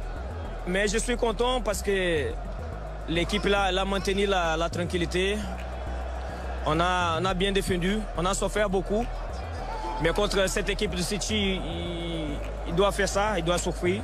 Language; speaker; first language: French; non-native, fluent; Portuguese